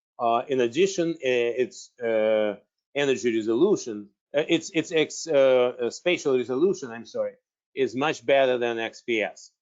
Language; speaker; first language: English; non-native, fluent; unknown